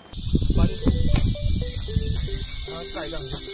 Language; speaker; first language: Chinese; native; Chinese